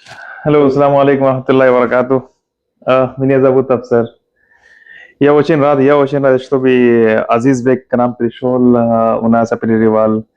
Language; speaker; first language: Russian; non-native, learner; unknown